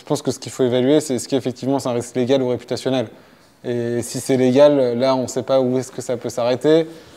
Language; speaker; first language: French; native; French